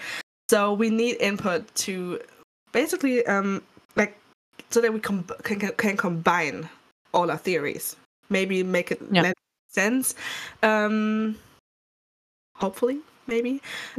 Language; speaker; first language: English; non-native, fluent; German